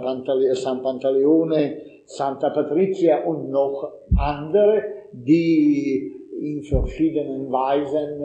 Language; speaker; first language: German; non-native, learner; Italian